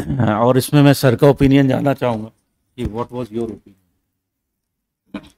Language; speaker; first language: Hindi; native; Hindi